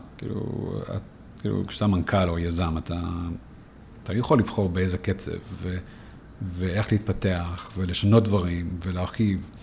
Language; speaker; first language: Hebrew; non-native, fluent; English